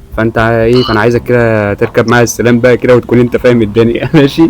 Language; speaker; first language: Arabic; native; Arabic